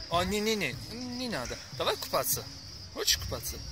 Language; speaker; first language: Russian; non-native, learner; Turkish